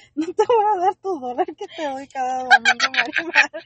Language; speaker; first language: Spanish; early bilingual, other home language; English